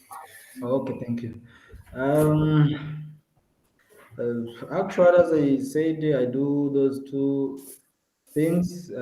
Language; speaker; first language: English; non-native, learner; Kinyarwanda